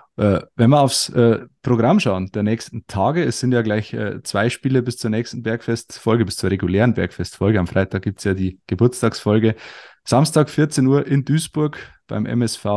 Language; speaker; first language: German; native; German